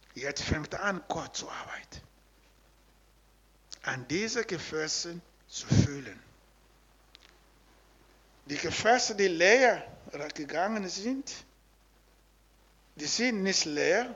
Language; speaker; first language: German; non-native, learner; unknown